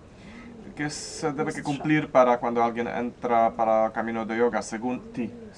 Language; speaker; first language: Spanish; non-native, learner; Polish